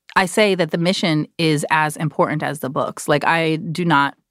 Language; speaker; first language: English; native; English